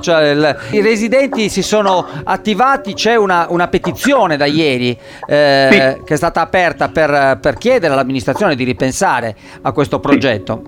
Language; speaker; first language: Italian; native; Italian